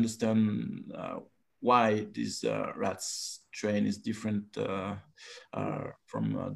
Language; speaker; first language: English; non-native, fluent; French